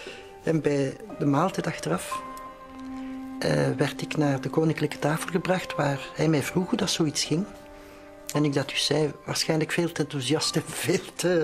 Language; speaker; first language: Dutch; native; Dutch